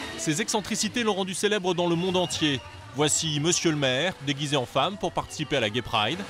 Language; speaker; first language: French; native; French